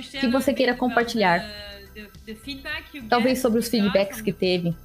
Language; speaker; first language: Portuguese; non-native, learner; English